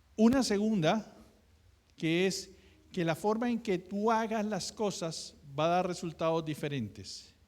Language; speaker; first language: Spanish; native; Spanish